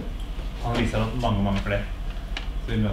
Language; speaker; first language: Norwegian; native; Norwegian